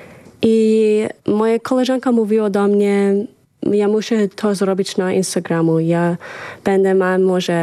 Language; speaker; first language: Polish; early bilingual, heritage; English